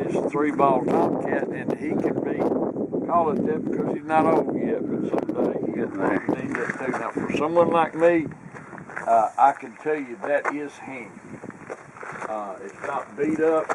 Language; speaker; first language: English; native; English